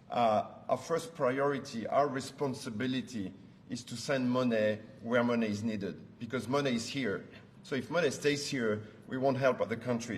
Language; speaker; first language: English; non-native, fluent; French